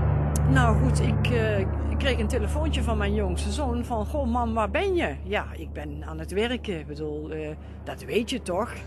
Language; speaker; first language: Dutch; native; Dutch